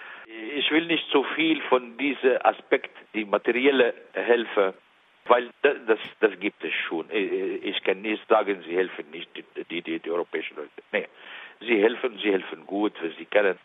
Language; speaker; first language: German; non-native, learner; Arabic